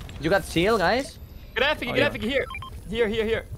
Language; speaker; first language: English; non-native, learner; Portuguese